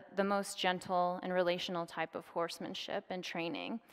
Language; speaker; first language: English; native; English